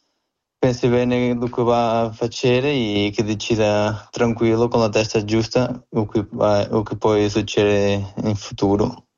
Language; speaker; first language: Italian; non-native, learner; Portuguese